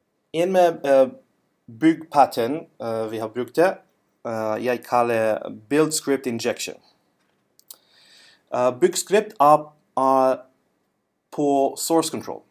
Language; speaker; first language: Norwegian; non-native, learner; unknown